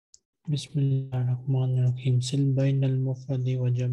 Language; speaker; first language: Arabic; non-native, fluent; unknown